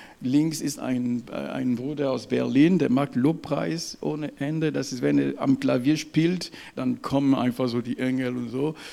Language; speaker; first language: German; non-native, fluent; French